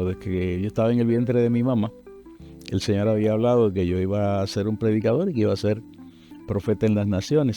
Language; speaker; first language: Spanish; native; Spanish